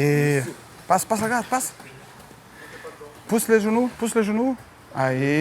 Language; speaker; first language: French; non-native, learner; Portuguese